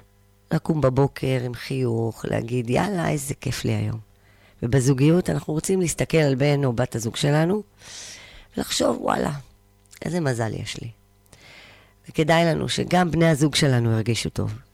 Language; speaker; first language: Hebrew; native; Hebrew